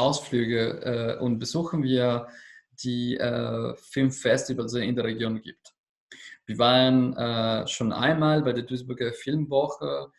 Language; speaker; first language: German; non-native, learner; Spanish